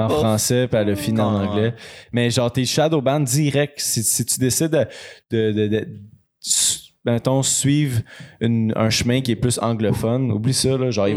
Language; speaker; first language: French; native; French